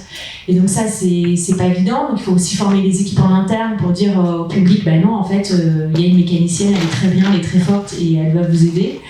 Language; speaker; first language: French; native; French